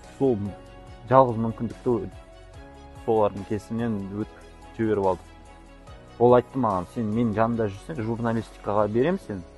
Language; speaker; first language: Kazakh; non-native, local second language; Russian